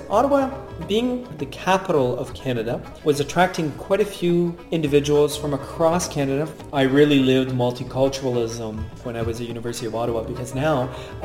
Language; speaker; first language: English; non-native, local second language; French